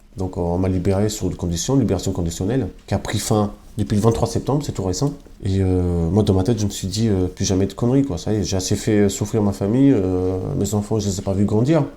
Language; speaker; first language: French; non-native, fluent; Albanian